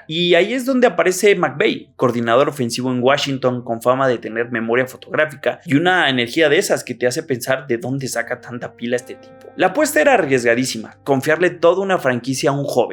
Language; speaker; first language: Spanish; native; Spanish